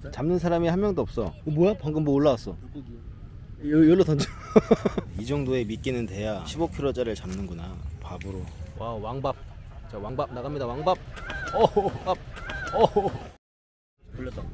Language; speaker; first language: Korean; native; Korean